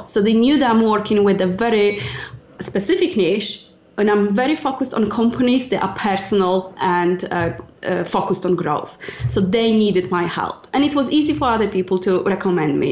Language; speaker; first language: English; non-native, fluent; Polish